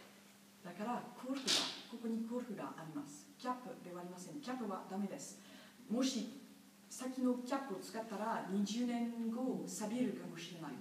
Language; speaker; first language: Japanese; non-native, learner; French